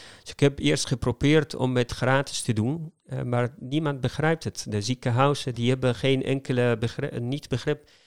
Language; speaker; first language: Dutch; non-native, fluent; Arabic